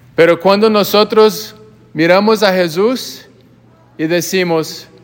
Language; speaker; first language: Spanish; non-native, fluent; English